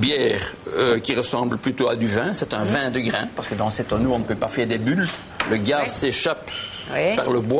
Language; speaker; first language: French; native; French